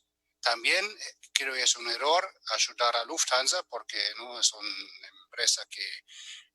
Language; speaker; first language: Spanish; non-native, fluent; German